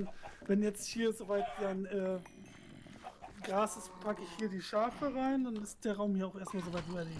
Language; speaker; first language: German; native; German